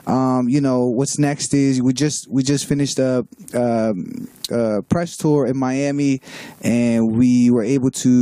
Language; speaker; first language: English; native; English